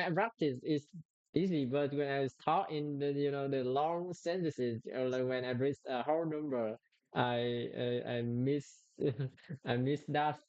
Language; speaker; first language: English; non-native, learner; Vietnamese